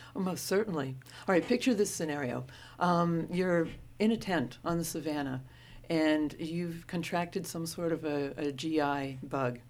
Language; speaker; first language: English; native; English